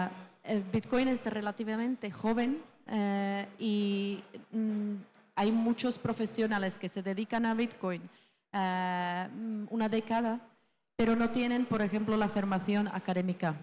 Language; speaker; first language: Spanish; non-native, fluent; Czech